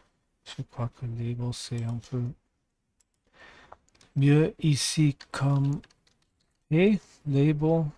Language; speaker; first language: French; non-native, learner; English